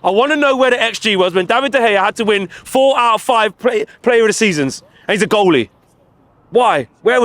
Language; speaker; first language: English; native; English